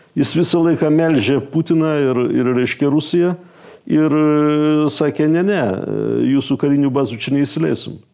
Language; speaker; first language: Lithuanian; native; Lithuanian